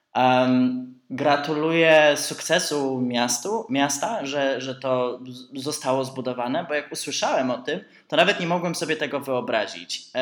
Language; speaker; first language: Polish; early bilingual, heritage; Polish